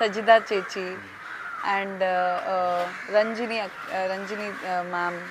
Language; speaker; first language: Tamil; non-native, fluent; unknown